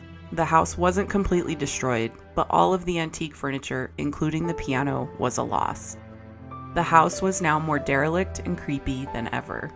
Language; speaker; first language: English; native; English